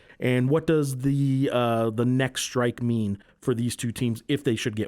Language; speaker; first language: English; native; English